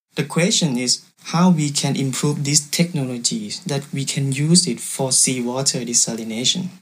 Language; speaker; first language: English; non-native, fluent; Thai